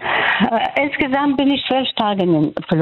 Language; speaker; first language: German; non-native, fluent; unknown